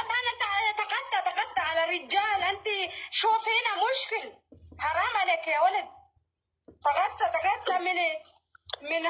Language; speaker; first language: Arabic; non-native, learner; Oromo